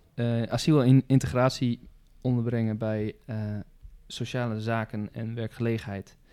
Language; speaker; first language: Dutch; native; Dutch